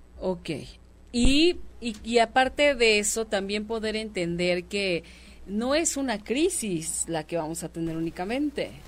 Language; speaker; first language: Spanish; native; Spanish